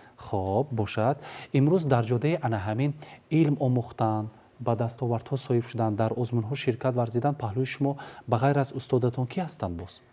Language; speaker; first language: Tajik; native; Tajik